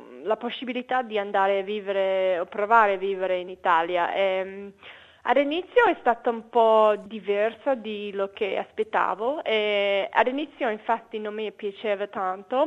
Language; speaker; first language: Italian; non-native, fluent; English